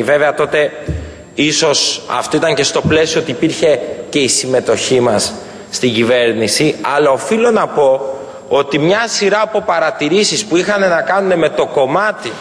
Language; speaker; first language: Greek; native; Greek